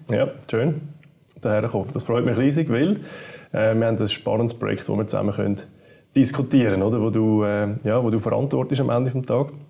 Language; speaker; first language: German; native; German